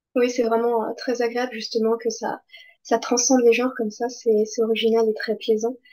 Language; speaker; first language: French; native; French